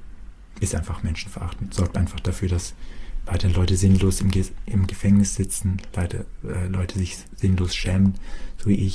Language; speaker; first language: German; native; German